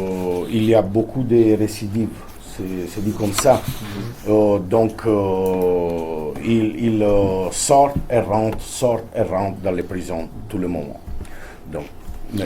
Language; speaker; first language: French; non-native, fluent; Italian